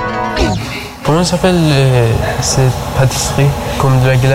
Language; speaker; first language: French; non-native, learner; Persian